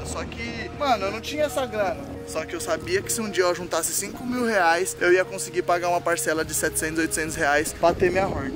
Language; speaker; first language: Portuguese; native; Portuguese